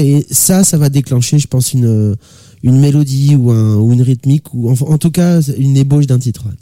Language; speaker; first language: French; native; French